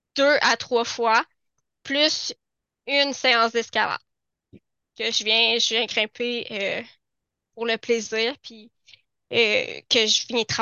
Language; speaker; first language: French; native; French